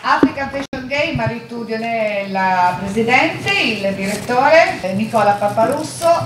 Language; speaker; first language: Italian; native; Italian